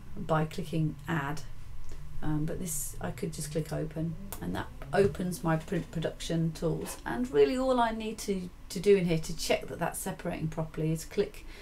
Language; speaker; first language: English; native; English